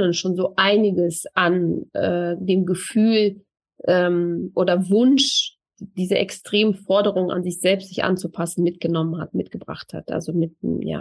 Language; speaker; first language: German; early bilingual, other home language; Russian